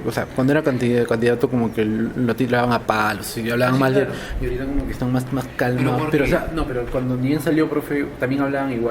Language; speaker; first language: Spanish; native; Spanish